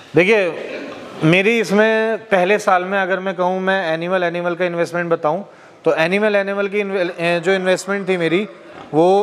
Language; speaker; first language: Hindi; native; Hindi